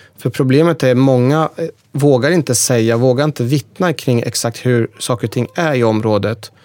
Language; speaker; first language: Swedish; early bilingual, other home language; Persian